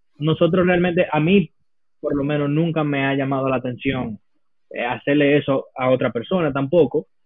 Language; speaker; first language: Spanish; early bilingual, heritage; Spanish